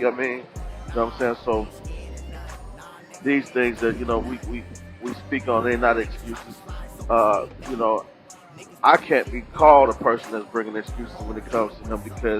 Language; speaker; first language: English; native; English